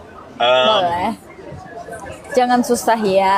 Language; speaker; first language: Indonesian; non-native, learner; Turkish